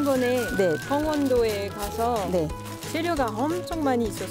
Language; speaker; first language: Korean; non-native, learner; French